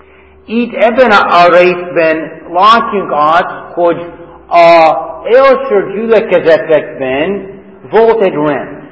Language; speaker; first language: Hungarian; non-native, fluent; English